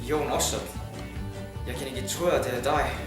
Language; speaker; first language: Danish; non-native, learner; Icelandic